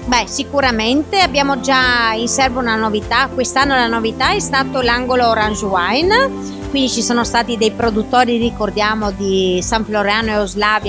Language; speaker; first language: Italian; native; Italian